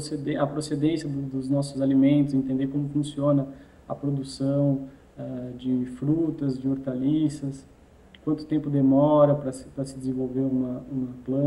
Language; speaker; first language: Portuguese; native; Portuguese